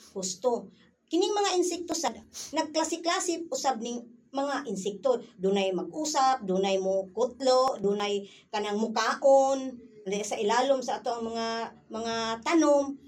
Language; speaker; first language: Cebuano; native; Cebuano